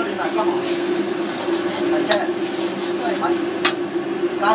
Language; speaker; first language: Chinese; non-native, learner; Thai